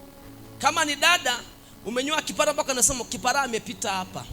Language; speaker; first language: Swahili; native; Swahili